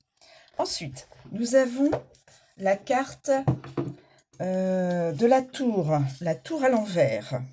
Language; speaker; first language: French; native; French